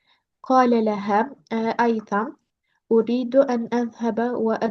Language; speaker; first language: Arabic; non-native, learner; Albanian